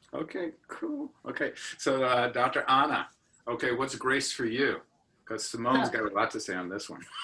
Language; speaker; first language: English; native; English